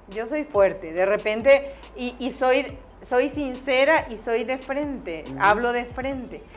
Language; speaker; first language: Spanish; native; Spanish